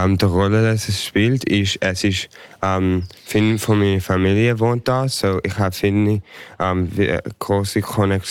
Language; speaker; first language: German; early bilingual, heritage; English